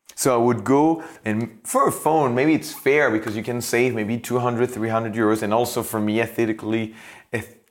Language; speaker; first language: English; non-native, fluent; French